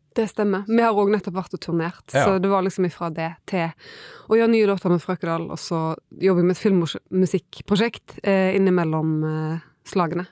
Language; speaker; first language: Norwegian; native; Norwegian